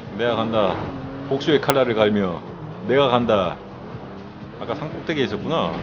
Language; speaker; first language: Korean; native; Korean